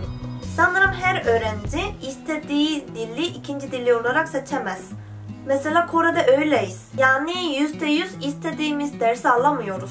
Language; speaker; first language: Turkish; non-native, fluent; Korean